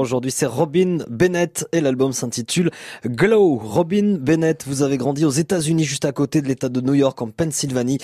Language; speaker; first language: French; native; French